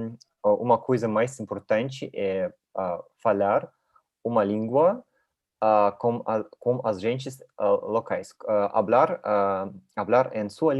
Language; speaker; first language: Portuguese; non-native, learner; Russian